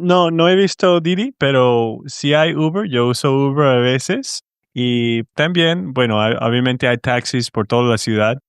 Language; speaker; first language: Spanish; non-native, fluent; English